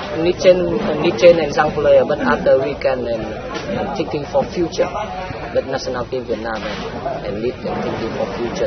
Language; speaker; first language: English; non-native, learner; Vietnamese